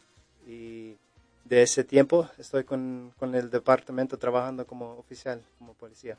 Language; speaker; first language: Spanish; early bilingual, heritage; Spanish